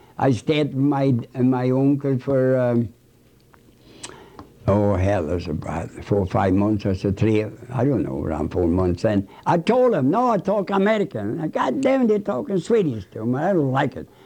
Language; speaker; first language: English; non-native, fluent; Swedish